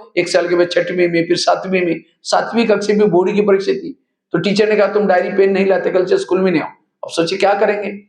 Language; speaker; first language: Hindi; non-native, local second language; Marathi